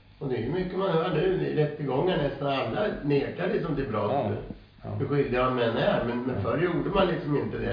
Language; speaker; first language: Swedish; native; Swedish